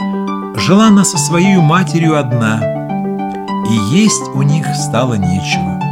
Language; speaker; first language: Russian; native; Russian